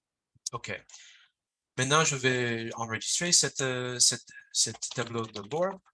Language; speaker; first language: French; non-native, fluent; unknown